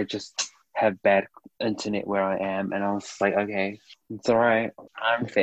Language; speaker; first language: English; native; English